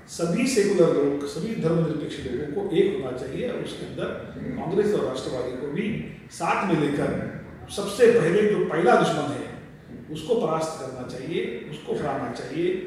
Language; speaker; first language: Hindi; non-native, local second language; Marathi